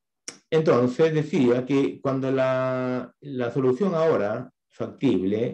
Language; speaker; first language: Spanish; native; Spanish